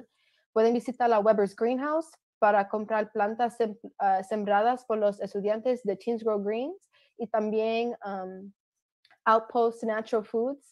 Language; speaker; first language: Spanish; early bilingual, other home language; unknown